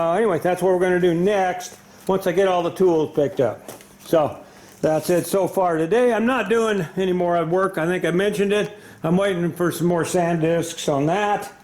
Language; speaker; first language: English; native; English